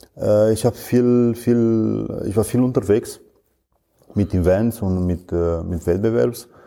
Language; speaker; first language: German; non-native, fluent; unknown